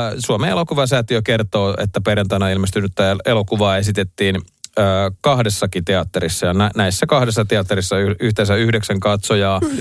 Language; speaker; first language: Finnish; native; Finnish